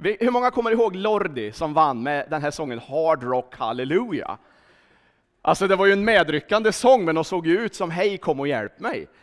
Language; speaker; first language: Swedish; native; Swedish